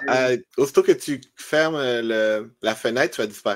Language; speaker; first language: French; native; French